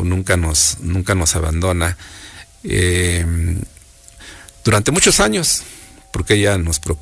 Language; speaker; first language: Spanish; native; Spanish